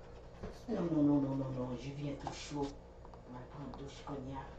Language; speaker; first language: French; non-native, learner; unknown